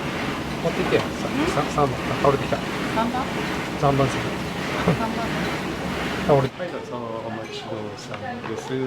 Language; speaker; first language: Japanese; native; Japanese